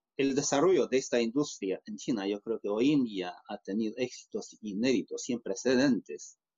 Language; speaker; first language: Spanish; non-native, fluent; Chinese